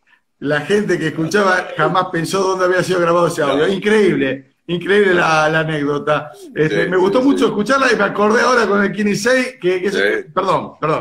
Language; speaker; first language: Spanish; native; Spanish